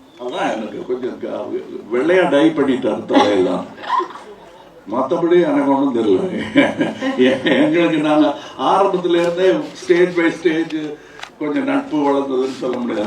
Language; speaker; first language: Tamil; native; Tamil